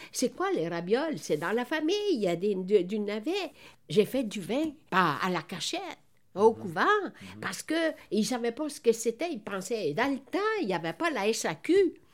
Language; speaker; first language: French; non-native, fluent; Italian